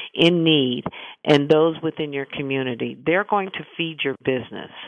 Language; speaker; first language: English; native; English